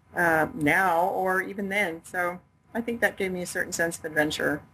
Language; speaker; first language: English; native; English